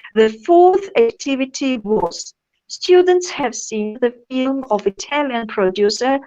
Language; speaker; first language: English; non-native, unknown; Georgian